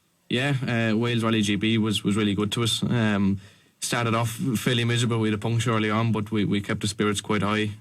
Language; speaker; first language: English; native; English